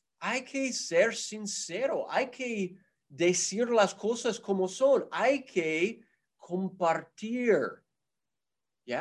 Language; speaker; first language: Spanish; non-native, fluent; English